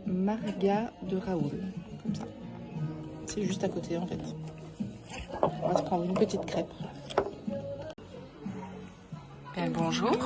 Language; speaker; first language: French; native; French